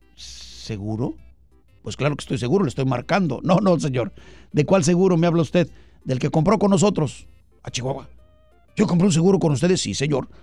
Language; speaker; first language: Spanish; native; Spanish